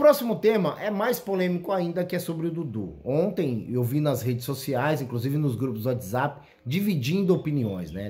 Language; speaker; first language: Portuguese; native; Portuguese